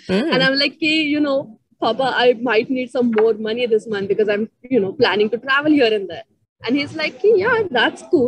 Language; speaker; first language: English; non-native, local second language; Marathi